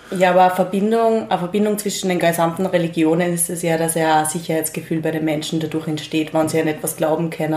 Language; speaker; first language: German; native; German